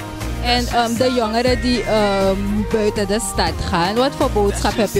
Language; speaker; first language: Dutch; native; Dutch